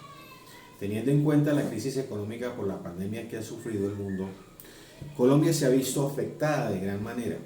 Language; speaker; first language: Spanish; native; Spanish